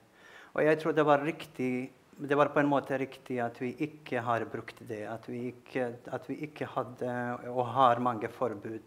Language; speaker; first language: Norwegian; non-native, fluent; Bosnian